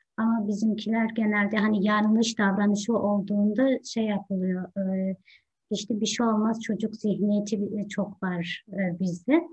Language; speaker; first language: Turkish; early bilingual, heritage; Turkish